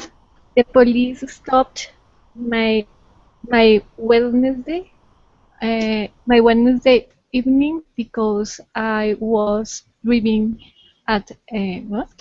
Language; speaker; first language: English; non-native, learner; Spanish